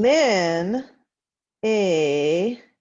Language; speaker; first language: French; non-native, fluent; English